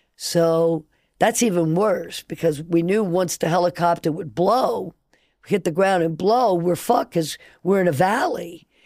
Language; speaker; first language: English; native; English